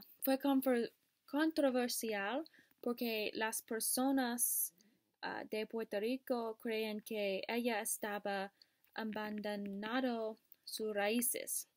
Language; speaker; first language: Spanish; non-native, learner; English